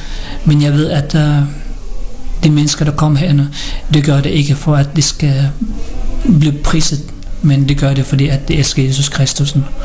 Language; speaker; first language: Danish; early bilingual, other home language; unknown